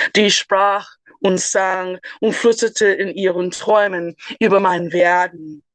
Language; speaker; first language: German; non-native, fluent; Spanish